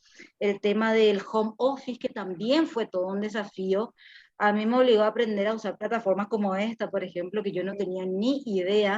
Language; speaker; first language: Spanish; native; Spanish